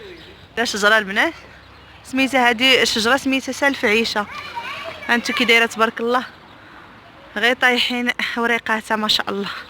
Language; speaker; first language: Arabic; native; Arabic